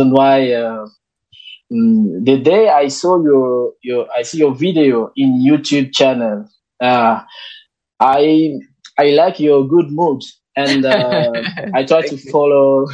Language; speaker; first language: English; non-native, learner; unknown